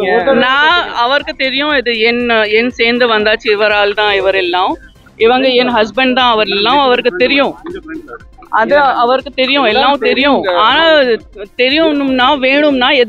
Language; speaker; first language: Tamil; non-native, fluent; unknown